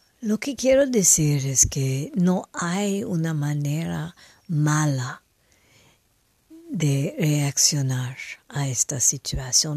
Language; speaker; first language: Spanish; non-native, fluent; French